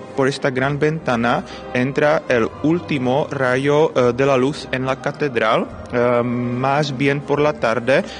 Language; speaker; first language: Spanish; non-native, fluent; Czech